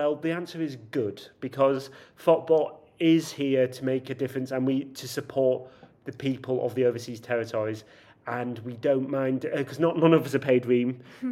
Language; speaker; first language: English; native; English